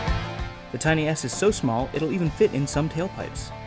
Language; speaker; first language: English; native; English